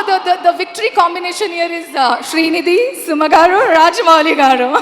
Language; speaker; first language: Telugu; non-native, learner; Kannada